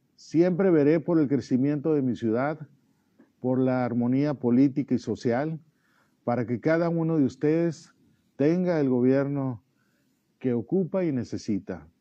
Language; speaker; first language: Spanish; native; Spanish